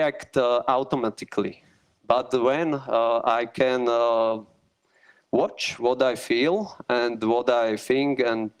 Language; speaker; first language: English; non-native, learner; Slovak